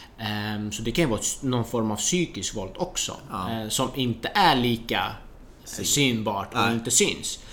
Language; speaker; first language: Swedish; early bilingual, other home language; Persian